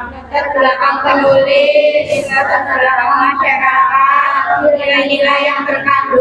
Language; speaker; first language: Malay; non-native, local second language; Javanese